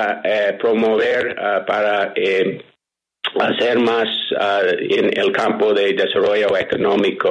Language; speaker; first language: Spanish; non-native, fluent; English